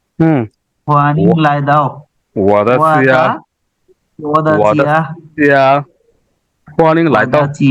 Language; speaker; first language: Chinese; non-native, learner; Bangla